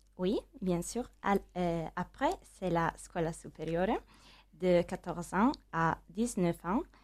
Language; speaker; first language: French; non-native, learner; Italian